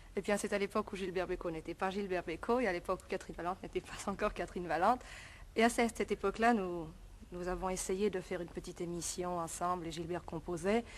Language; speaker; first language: French; early bilingual, other home language; Italian